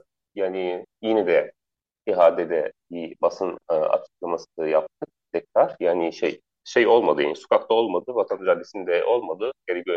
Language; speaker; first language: Turkish; non-native, learner; Arabic